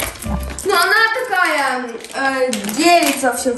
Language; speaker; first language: Russian; early bilingual, heritage; Russian